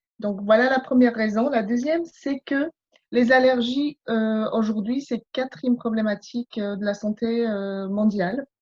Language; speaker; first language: French; non-native, fluent; Polish